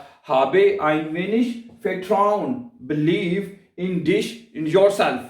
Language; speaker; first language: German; non-native, learner; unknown